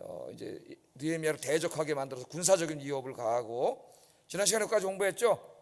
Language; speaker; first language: Korean; native; Korean